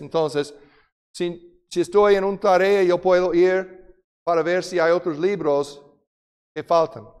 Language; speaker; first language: Spanish; non-native, fluent; English